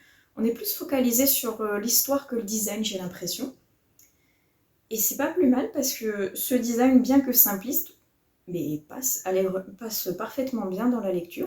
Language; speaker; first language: French; native; French